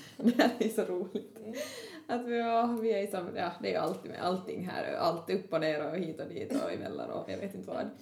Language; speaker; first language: Swedish; native; Swedish